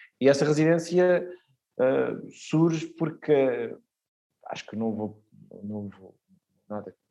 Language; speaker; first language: Portuguese; early bilingual, heritage; Portuguese